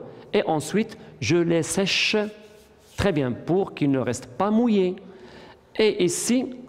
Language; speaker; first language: French; non-native, local second language; Arabic